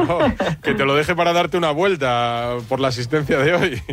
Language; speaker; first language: Spanish; native; Spanish